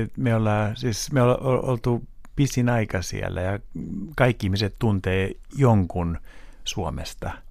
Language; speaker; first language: Finnish; non-native, local second language; Swedish